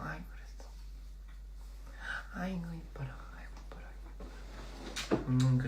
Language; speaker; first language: Korean; early bilingual, heritage; English